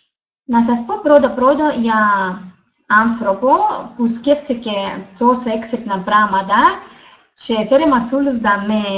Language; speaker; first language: Greek; non-native, learner; Russian